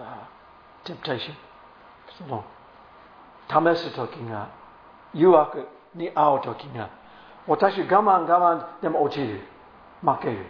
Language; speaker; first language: Japanese; non-native, fluent; English